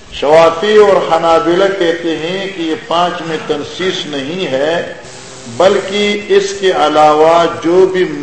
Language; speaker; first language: Urdu; non-native, local second language; Northern Hindko